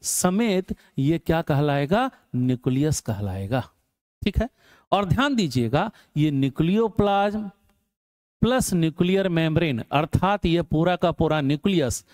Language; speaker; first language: Hindi; native; Hindi